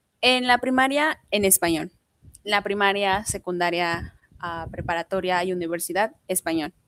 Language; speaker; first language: Spanish; non-native, local second language; Zapotec